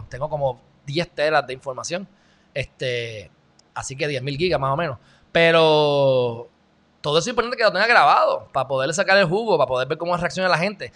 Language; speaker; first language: Spanish; native; Spanish